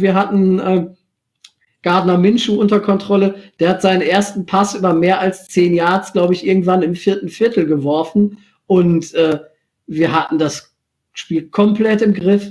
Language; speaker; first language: German; native; German